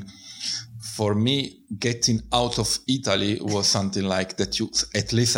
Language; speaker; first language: English; non-native, fluent; Italian